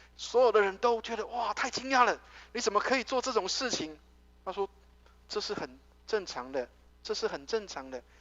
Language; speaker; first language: Chinese; native; Chinese